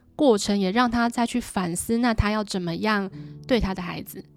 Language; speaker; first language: Chinese; native; Chinese